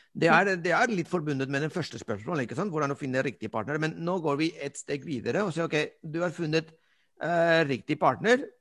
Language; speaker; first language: Norwegian; non-native, fluent; Spanish